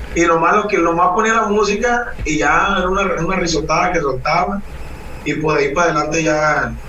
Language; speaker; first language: Spanish; native; Spanish